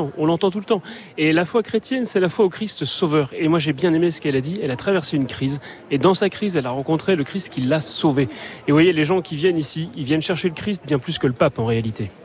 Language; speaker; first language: French; native; French